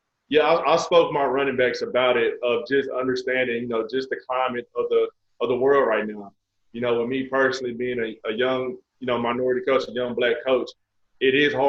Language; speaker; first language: English; native; English